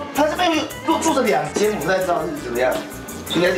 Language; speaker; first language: Chinese; native; Chinese